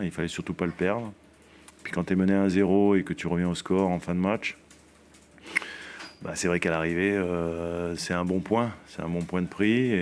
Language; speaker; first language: French; native; French